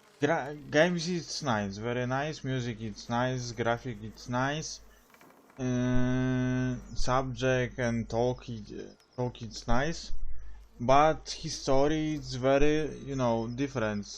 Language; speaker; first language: English; non-native, learner; Polish